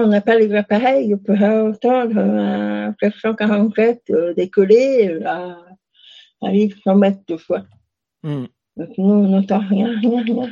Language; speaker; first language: French; native; French